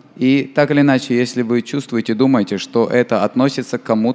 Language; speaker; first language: Russian; native; Russian